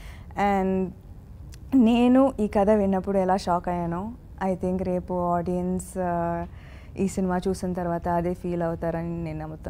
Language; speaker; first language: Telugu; non-native, fluent; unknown